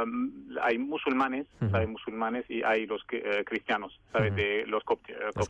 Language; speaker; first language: Spanish; non-native, fluent; Arabic